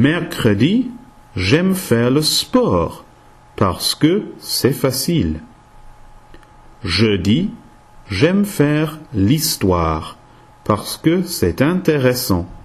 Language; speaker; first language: French; non-native, learner; English